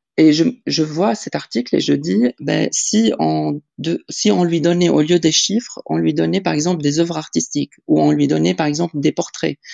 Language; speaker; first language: French; non-native, local second language; Arabic